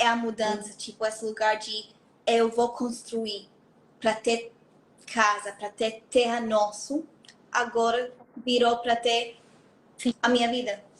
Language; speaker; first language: Portuguese; non-native, fluent; Hebrew